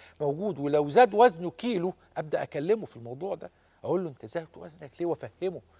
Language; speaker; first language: Arabic; native; Arabic